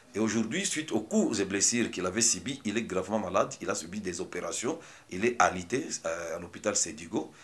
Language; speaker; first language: French; non-native, local second language; Swahili